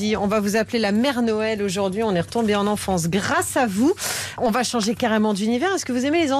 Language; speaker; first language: French; native; French